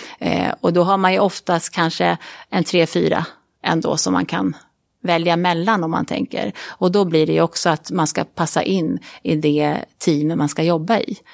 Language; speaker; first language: Swedish; native; Swedish